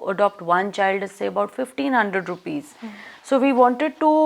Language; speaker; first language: English; non-native, local second language; Punjabi